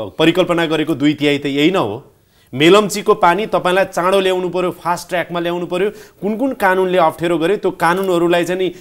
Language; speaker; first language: Nepali; native; Nepali